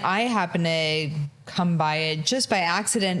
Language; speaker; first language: English; native; English